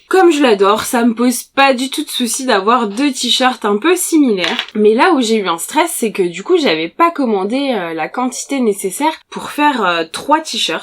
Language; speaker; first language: French; native; French